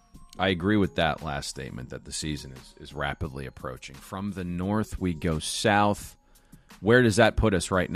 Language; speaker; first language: English; native; English